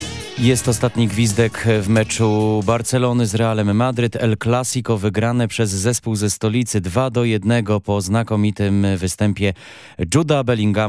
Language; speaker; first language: Polish; native; Polish